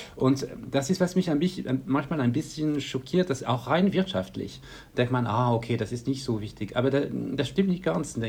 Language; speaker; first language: German; non-native, fluent; French